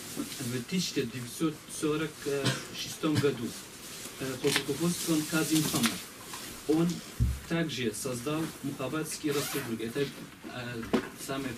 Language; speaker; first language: Russian; non-native, learner; Kurdish